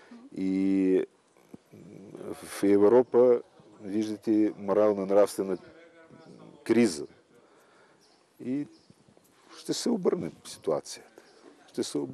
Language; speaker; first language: Bulgarian; non-native, fluent; Russian